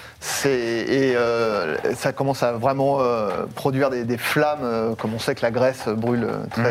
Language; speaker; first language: French; native; French